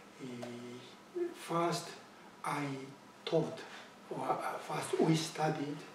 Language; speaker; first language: English; non-native, fluent; Japanese